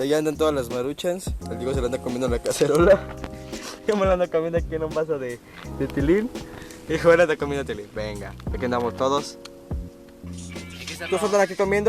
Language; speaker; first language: Spanish; native; Spanish